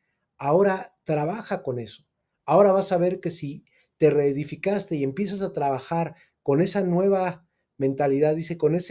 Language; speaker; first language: Spanish; native; Spanish